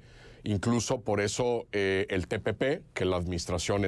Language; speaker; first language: Spanish; native; Spanish